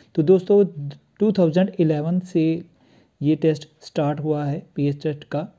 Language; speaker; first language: Hindi; non-native, local second language; Punjabi